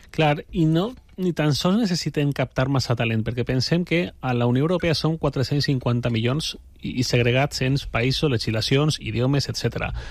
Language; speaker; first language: Catalan; native; Catalan